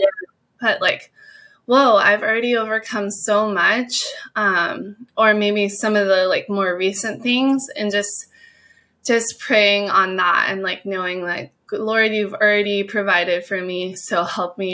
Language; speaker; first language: English; native; English